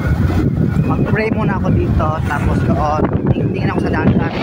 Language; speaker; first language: Filipino; non-native, local second language; Cebuano